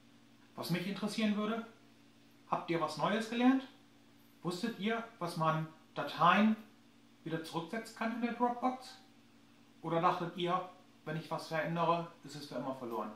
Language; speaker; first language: German; native; German